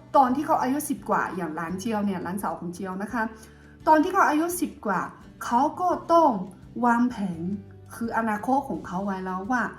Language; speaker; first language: Thai; non-native, fluent; Chinese